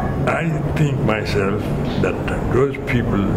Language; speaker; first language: English; non-native, fluent; Haitian Creole